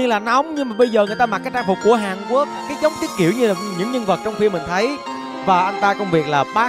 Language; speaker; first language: Vietnamese; native; Vietnamese